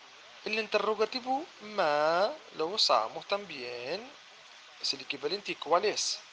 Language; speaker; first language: Spanish; non-native, fluent; Arabic